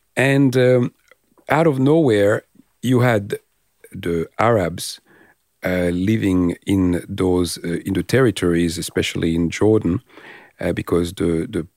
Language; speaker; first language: English; non-native, fluent; French